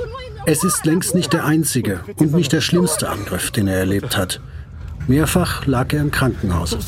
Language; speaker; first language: German; native; German